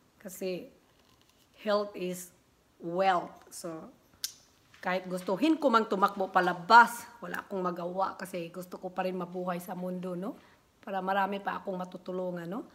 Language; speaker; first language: Filipino; non-native, local second language; Cebuano